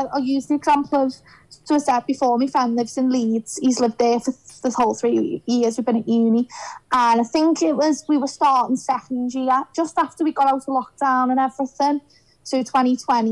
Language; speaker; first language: English; native; English